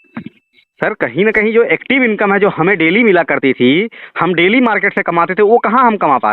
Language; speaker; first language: Hindi; native; Hindi